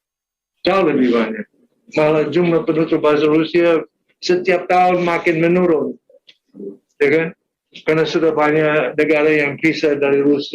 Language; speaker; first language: Indonesian; non-native, fluent; English